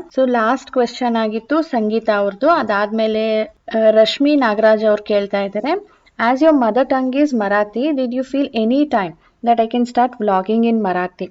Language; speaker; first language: Kannada; non-native, local second language; Marathi